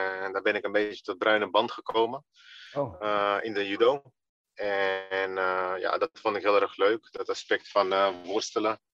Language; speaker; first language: Dutch; early bilingual, other home language; Russian